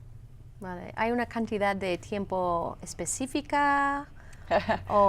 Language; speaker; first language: Spanish; non-native, fluent; English